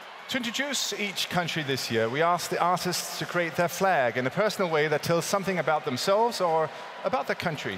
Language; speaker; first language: English; non-native, fluent; Danish